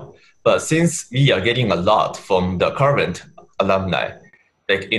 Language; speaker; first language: English; non-native, fluent; Japanese